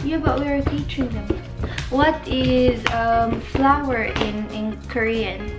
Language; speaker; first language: English; non-native, local second language; Filipino